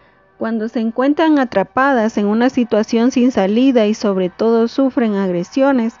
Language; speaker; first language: Spanish; native; Spanish